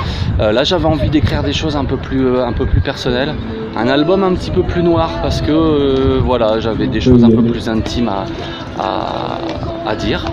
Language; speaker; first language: French; native; French